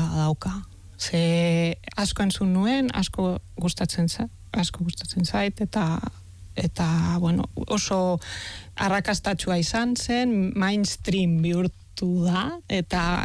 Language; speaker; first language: Basque; non-native, fluent; Catalan